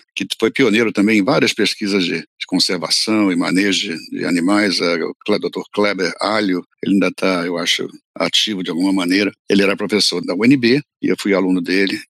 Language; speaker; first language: Portuguese; native; Portuguese